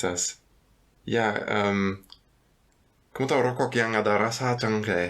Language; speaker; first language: Indonesian; non-native, fluent; German